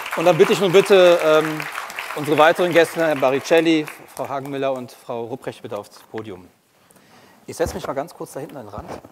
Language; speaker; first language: German; native; German